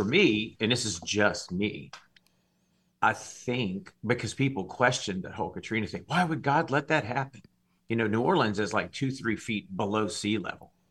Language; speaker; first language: English; native; English